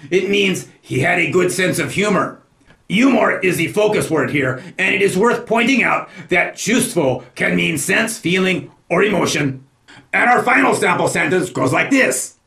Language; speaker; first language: English; native; English